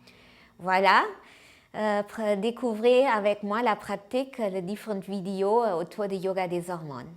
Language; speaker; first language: French; non-native, fluent; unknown